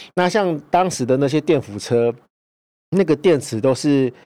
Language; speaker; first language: Chinese; native; Chinese